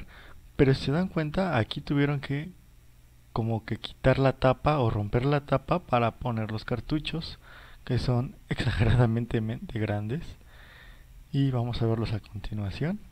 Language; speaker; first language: Spanish; native; Spanish